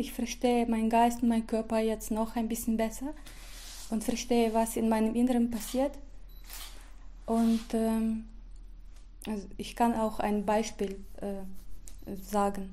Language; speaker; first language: German; non-native, fluent; Russian